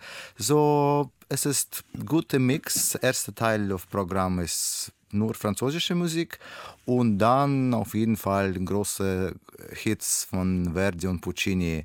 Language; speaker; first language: German; non-native, fluent; Russian